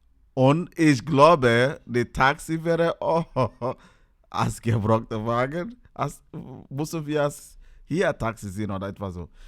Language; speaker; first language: German; non-native, learner; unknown